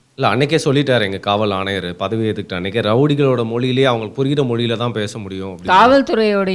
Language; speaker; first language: Tamil; native; Tamil